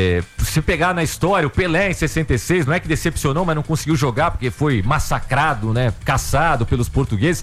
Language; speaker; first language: Portuguese; native; Portuguese